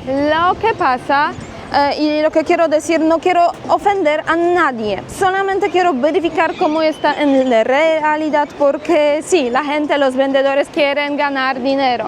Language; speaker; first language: Spanish; non-native, fluent; Polish